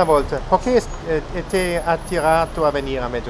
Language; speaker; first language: Italian; non-native, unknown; Croatian